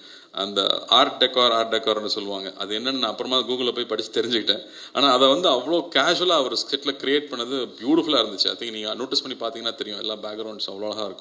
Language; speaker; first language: Tamil; native; Tamil